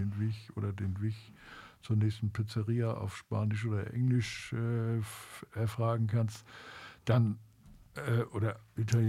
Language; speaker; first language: German; native; German